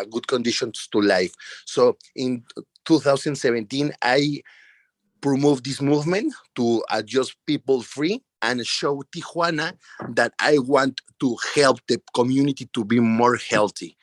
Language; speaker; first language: English; non-native, learner; Spanish